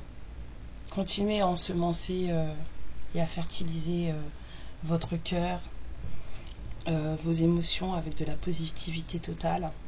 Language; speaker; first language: French; native; French